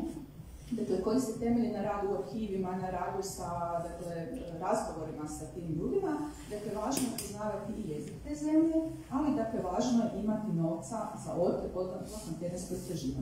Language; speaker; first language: Croatian; native; Croatian